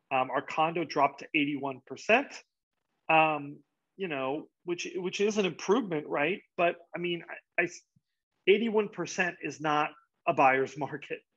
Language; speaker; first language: English; native; English